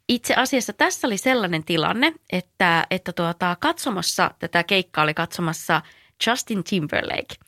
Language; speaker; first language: Finnish; native; Finnish